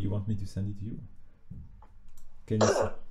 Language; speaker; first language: English; non-native, fluent; French